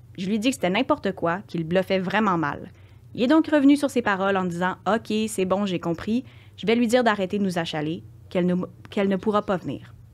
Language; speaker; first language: French; native; French